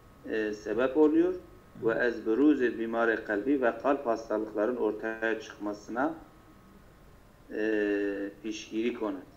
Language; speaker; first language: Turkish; non-native, local second language; Kurdish